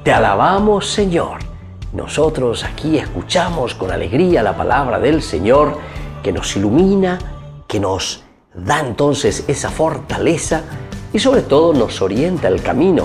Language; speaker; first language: Spanish; native; Spanish